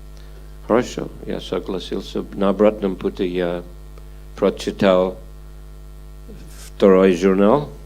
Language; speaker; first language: Russian; non-native, fluent; English